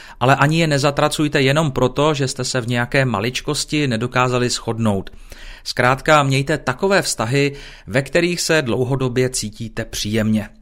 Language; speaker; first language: Czech; native; Czech